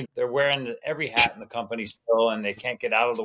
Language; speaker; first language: English; native; English